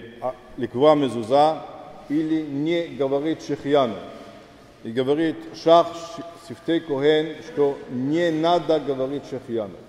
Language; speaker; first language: Russian; non-native, fluent; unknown